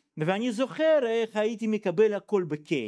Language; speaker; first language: Hebrew; non-native, fluent; Russian